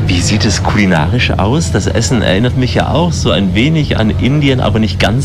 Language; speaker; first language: German; native; German